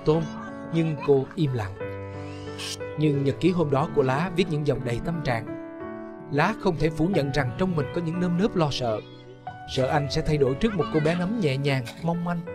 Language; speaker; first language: Vietnamese; native; Vietnamese